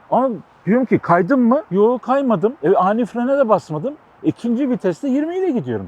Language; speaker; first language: Turkish; native; Turkish